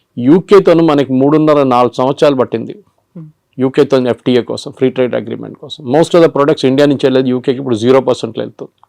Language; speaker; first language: Telugu; non-native, local second language; Malayalam